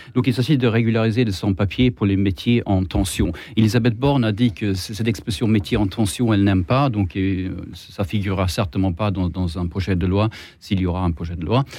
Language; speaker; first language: French; non-native, fluent; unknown